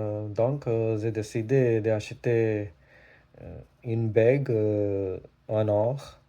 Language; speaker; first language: French; non-native, learner; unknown